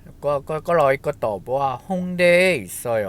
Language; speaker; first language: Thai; non-native, fluent; Korean